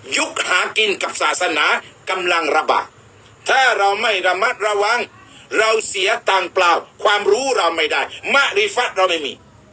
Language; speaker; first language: Thai; non-native, local second language; Malay